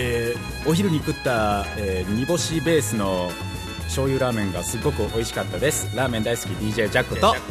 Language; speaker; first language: Japanese; native; Japanese